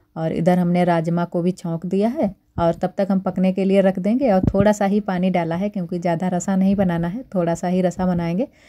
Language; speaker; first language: Hindi; native; Hindi